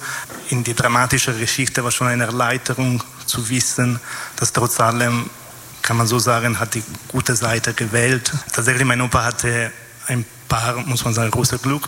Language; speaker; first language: German; non-native, fluent; Italian